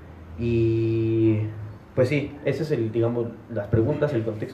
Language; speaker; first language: Spanish; native; Spanish